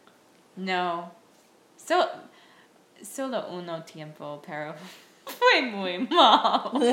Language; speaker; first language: Spanish; non-native, learner; English